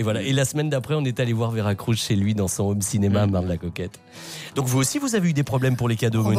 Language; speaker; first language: French; native; French